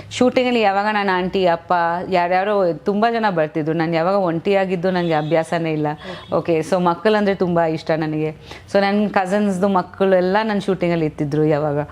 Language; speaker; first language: Kannada; non-native, fluent; Bangla